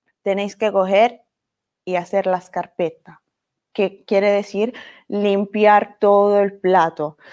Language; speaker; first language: Spanish; non-native, learner; Italian